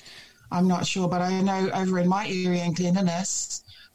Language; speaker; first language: English; native; English